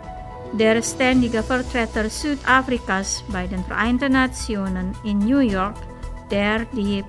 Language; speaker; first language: German; non-native, fluent; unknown